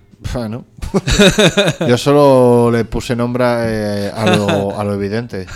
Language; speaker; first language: Spanish; native; Spanish